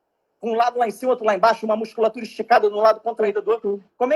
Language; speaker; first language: Portuguese; native; Portuguese